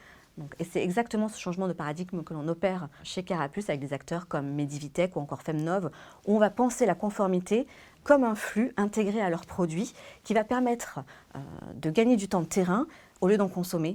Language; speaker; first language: French; native; French